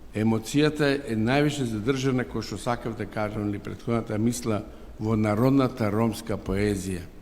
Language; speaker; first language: Macedonian; non-native, local second language; Romany